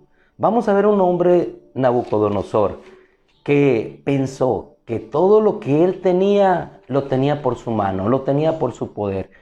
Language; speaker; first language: Spanish; native; Spanish